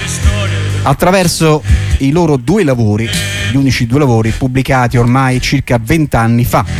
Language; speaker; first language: Italian; native; Italian